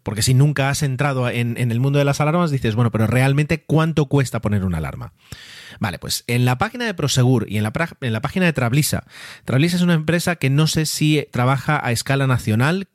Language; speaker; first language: Spanish; native; Spanish